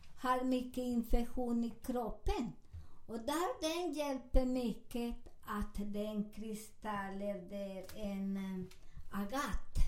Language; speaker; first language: Swedish; non-native, learner; Spanish